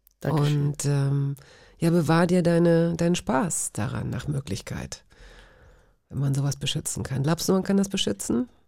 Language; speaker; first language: German; native; German